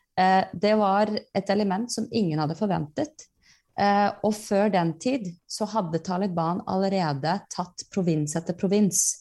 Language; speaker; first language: Norwegian; early bilingual, other home language; Persian